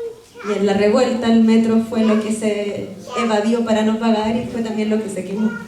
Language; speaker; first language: Spanish; native; Spanish